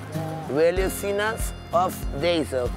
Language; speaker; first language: Dutch; non-native, fluent; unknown